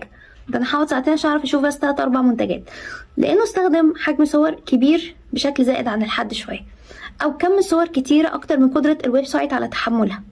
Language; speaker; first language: Arabic; native; Arabic